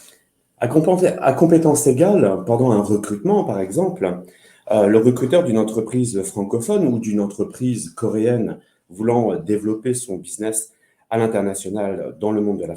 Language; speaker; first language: French; native; French